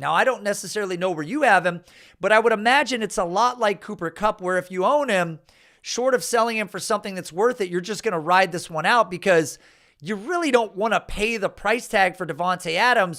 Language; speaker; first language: English; native; English